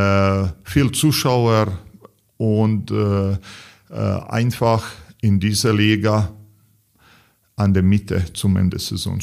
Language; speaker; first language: German; non-native, learner; Serbian